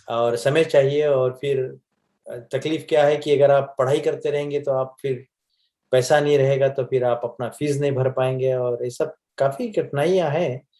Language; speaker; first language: Hindi; native; Hindi